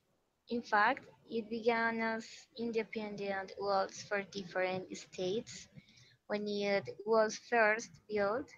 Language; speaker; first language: English; non-native, learner; Spanish